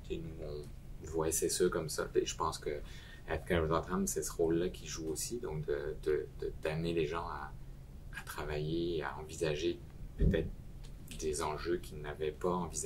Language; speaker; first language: French; native; French